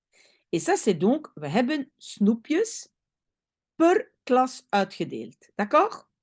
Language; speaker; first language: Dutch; non-native, fluent; French